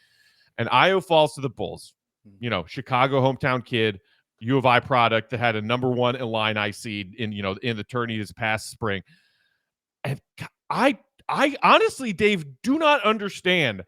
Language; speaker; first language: English; native; English